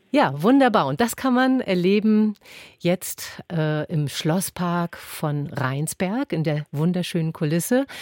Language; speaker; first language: German; native; German